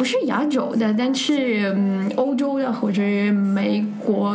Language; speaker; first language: Chinese; non-native, fluent; Russian